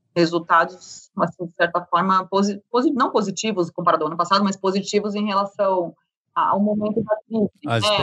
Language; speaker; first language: Portuguese; native; Portuguese